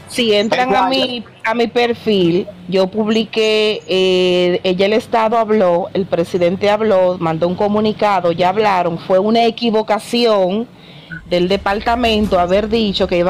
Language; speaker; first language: Spanish; native; Spanish